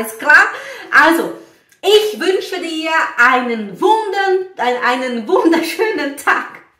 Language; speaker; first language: German; non-native, fluent; Portuguese